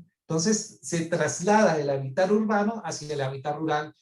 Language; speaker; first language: Spanish; native; Spanish